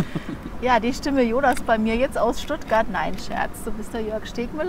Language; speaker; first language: German; native; German